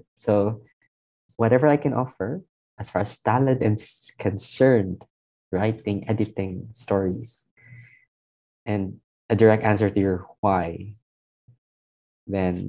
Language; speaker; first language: English; non-native, local second language; Hiligaynon